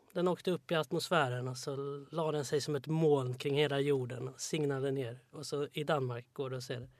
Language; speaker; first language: Swedish; native; Swedish